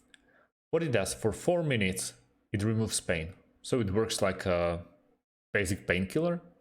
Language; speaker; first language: English; non-native, fluent; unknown